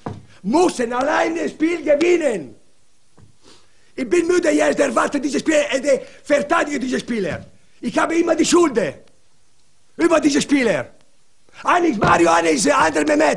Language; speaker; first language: German; non-native, learner; Italian